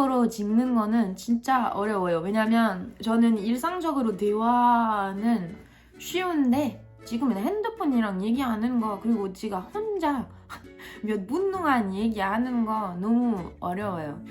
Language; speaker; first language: Korean; non-native, fluent; French